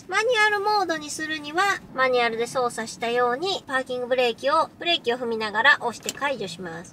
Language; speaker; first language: Japanese; native; Japanese